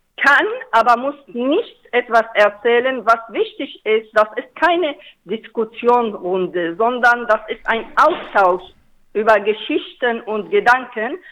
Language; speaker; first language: German; non-native, learner; Arabic